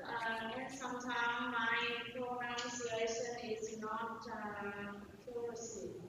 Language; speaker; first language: English; non-native, learner; Vietnamese